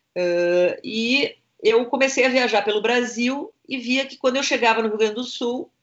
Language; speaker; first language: Portuguese; native; Portuguese